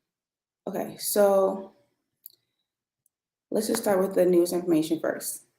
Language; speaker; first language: English; native; English